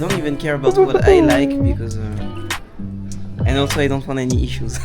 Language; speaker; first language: English; non-native, fluent; French